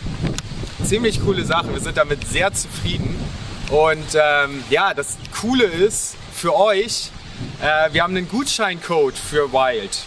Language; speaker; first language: German; native; German